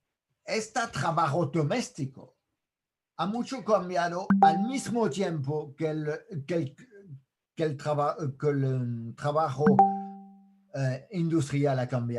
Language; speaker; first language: Spanish; non-native, fluent; French